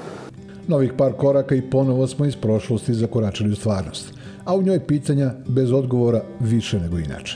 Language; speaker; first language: Serbian; native; Serbian